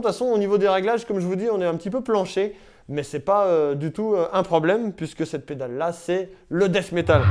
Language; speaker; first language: French; native; French